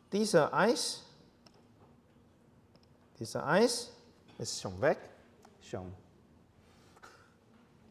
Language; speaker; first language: German; non-native, learner; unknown